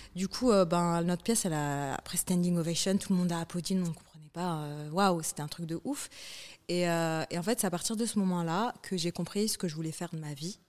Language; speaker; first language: French; early bilingual, other home language; Arabic